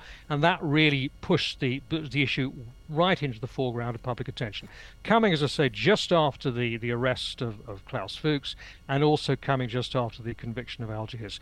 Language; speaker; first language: English; native; English